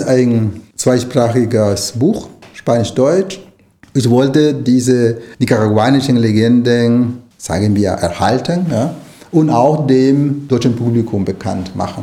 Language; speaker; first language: German; non-native, fluent; Spanish